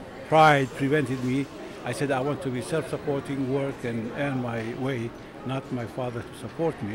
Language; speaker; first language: English; non-native, fluent; Arabic